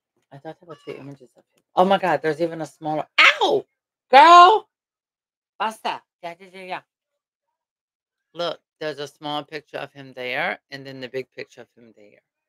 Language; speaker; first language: English; early bilingual, other home language; Spanish